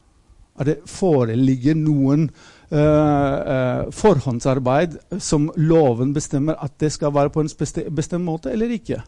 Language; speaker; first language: Norwegian; non-native, fluent; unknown